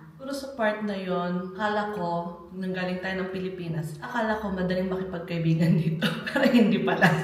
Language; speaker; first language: Filipino; native; Filipino